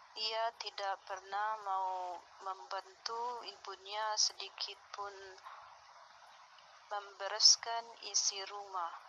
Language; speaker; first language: Indonesian; non-native, learner; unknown